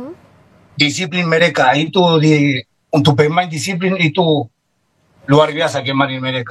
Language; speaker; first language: Indonesian; non-native, fluent; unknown